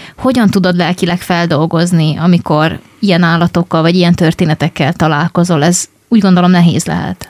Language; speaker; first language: Hungarian; native; Hungarian